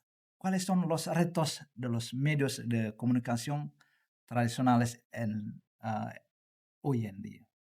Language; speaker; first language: Spanish; non-native, learner; Indonesian